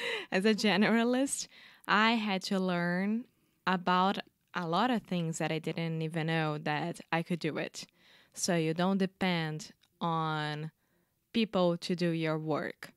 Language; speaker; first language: English; non-native, fluent; Portuguese